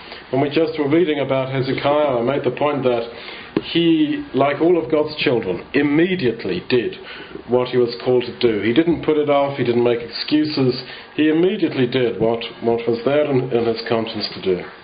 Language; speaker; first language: English; native; English